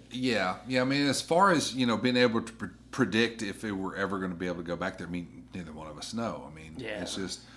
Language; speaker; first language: English; native; English